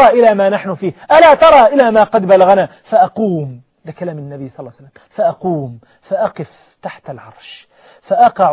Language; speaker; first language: Arabic; native; Arabic